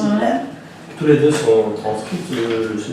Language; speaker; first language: French; non-native, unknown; Portuguese